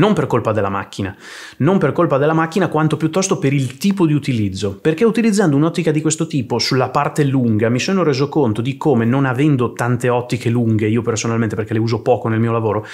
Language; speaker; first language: Italian; native; Italian